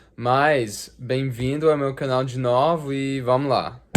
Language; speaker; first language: Portuguese; non-native, fluent; English